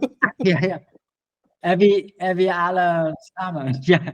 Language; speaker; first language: Danish; non-native, learner; English